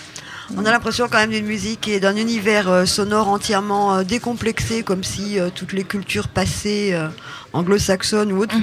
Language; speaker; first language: French; native; French